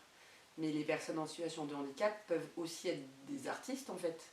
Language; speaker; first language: French; native; French